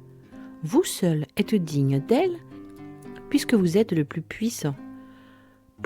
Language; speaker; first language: French; native; French